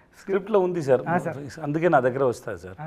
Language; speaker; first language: Telugu; non-native, learner; Tamil